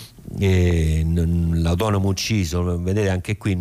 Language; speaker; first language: Italian; native; Italian